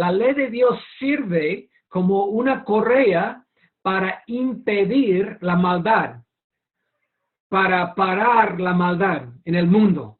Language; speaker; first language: Spanish; non-native, fluent; English